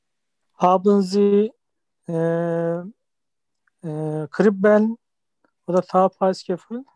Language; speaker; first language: German; non-native, learner; Turkish